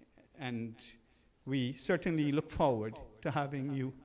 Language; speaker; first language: English; native; English